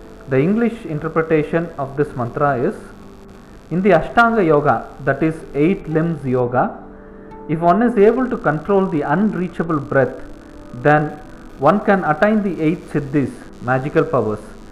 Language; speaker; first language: English; non-native, local second language; Tamil